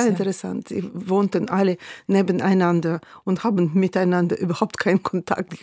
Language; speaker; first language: German; non-native, fluent; Russian